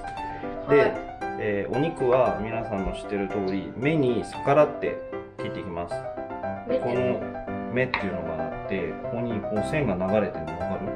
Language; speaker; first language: Japanese; native; Japanese